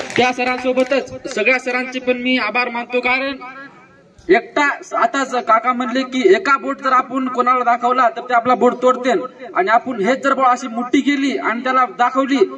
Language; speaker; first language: Marathi; non-native, local second language; Lambadi